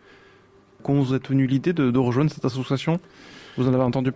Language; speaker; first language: French; native; French